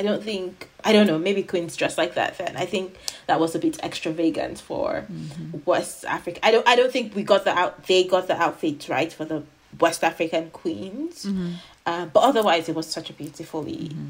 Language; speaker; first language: English; non-native, local second language; Yoruba